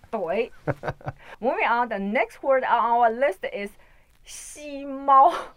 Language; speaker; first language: English; non-native, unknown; Chinese